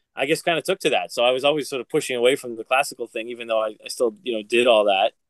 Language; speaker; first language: English; native; English